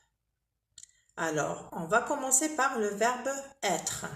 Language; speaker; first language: French; non-native, local second language; Arabic